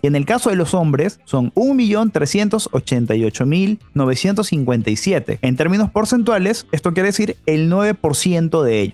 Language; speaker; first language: Spanish; native; Spanish